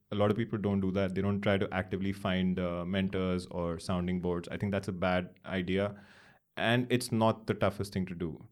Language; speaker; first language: English; non-native, local second language; Hindi